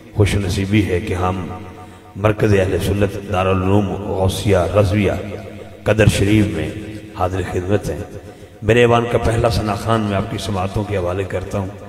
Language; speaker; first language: Urdu; non-native, local second language; Punjabi